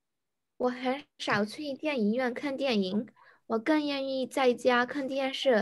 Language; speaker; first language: Chinese; non-native, learner; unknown